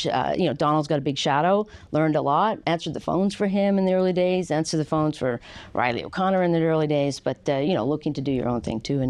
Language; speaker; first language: English; native; English